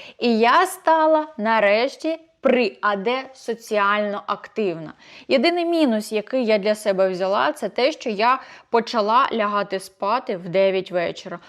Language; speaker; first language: Ukrainian; non-native, local second language; Russian